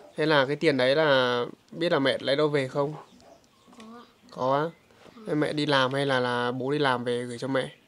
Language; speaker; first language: Vietnamese; native; Vietnamese